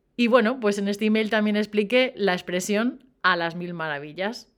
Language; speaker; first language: Spanish; native; Spanish